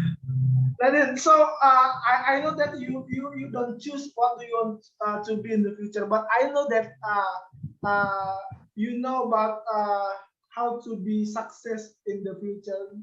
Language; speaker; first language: English; non-native, learner; Indonesian